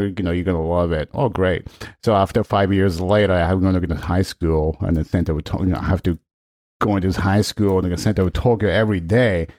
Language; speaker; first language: English; non-native, fluent; Japanese